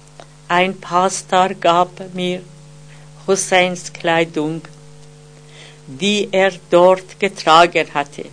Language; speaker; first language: German; non-native, fluent; Persian